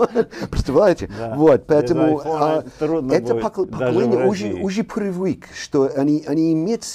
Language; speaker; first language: Russian; non-native, fluent; English